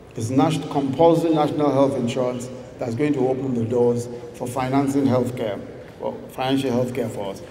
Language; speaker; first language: English; non-native, local second language; Yoruba